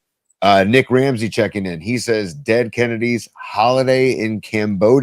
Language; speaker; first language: English; native; English